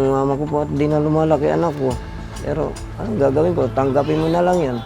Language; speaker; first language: Filipino; native; Filipino